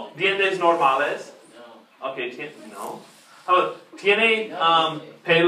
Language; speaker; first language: Spanish; non-native, fluent; English